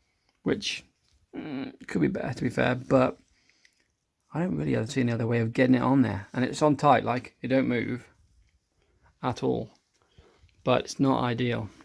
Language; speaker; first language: English; native; English